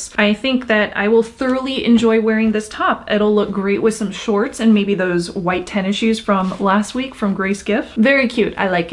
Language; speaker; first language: English; native; English